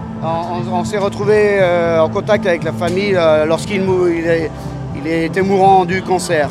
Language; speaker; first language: French; native; French